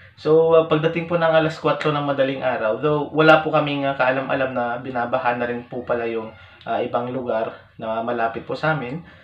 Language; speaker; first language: Filipino; non-native, local second language; Iloko